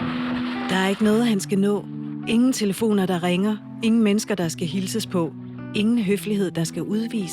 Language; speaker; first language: Danish; native; Danish